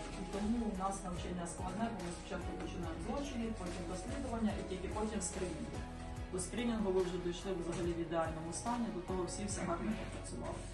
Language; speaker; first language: Ukrainian; native; Ukrainian